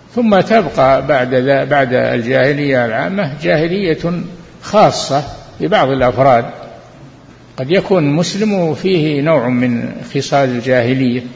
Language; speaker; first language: Arabic; native; Arabic